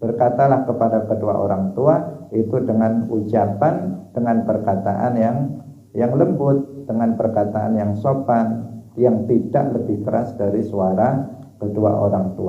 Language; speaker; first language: Indonesian; non-native, local second language; Javanese